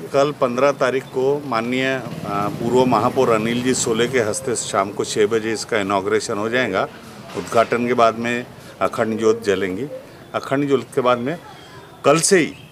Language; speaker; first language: Hindi; non-native, local second language; Sindhi